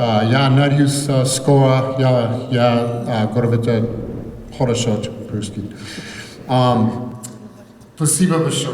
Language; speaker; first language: Russian; non-native, learner; English